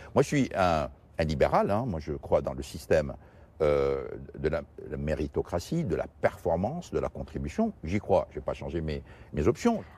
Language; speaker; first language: French; non-native, local second language; Portuguese